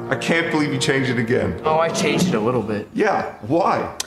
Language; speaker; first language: English; native; English